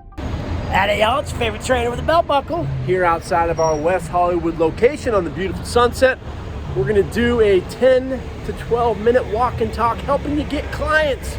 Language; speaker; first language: English; native; English